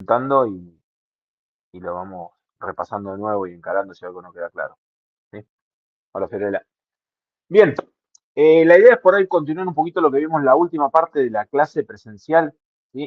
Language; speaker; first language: Spanish; native; Spanish